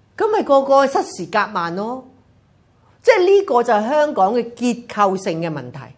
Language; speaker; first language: Cantonese; native; Cantonese